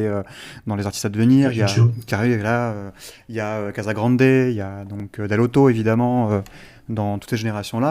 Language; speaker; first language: French; native; French